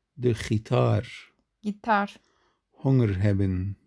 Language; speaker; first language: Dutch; non-native, learner; Turkish